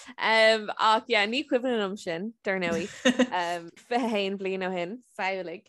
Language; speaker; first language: Irish; non-native, local second language; English